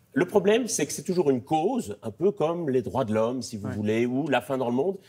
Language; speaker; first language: French; native; French